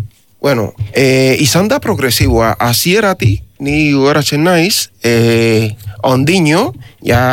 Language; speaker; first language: Basque; non-native, learner; Spanish